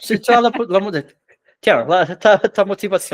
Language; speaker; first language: French; non-native, fluent; Portuguese